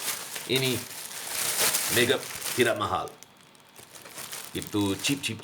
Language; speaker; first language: Indonesian; non-native, learner; English